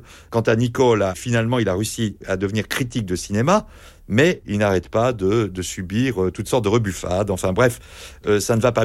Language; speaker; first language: French; native; French